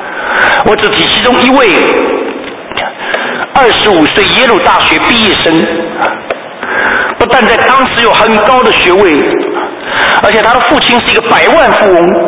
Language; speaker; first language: Chinese; native; Chinese